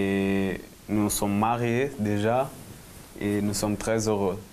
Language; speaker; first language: French; non-native, learner; Portuguese